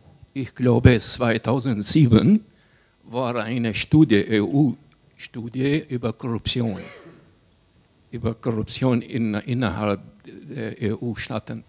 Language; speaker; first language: German; non-native, learner; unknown